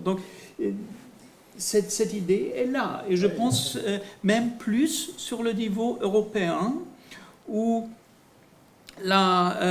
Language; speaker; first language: French; non-native, fluent; German